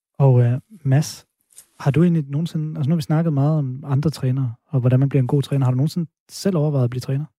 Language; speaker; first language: Danish; native; Danish